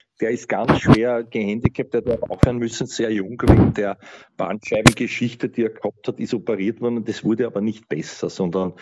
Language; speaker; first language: German; native; German